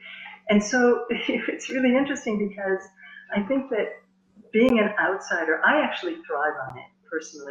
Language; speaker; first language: English; native; English